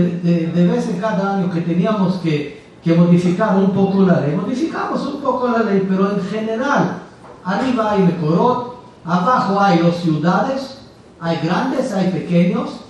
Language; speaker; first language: Spanish; non-native, fluent; Hebrew